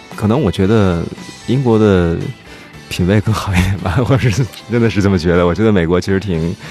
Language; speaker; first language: Chinese; native; Chinese